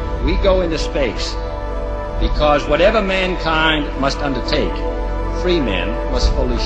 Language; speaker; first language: English; native; English